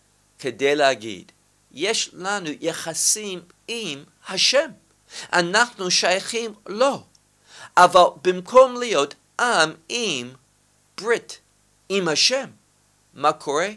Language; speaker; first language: Hebrew; non-native, fluent; English